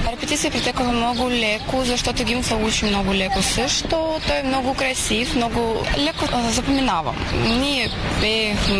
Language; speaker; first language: Bulgarian; non-native, learner; Ukrainian